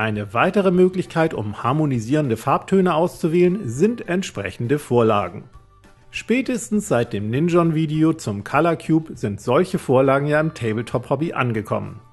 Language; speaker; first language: German; native; German